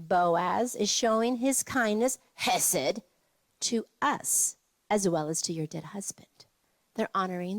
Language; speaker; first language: English; native; English